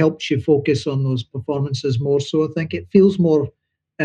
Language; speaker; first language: English; native; English